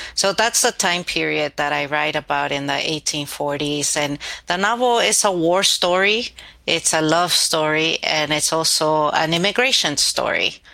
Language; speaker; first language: English; early bilingual, other home language; Spanish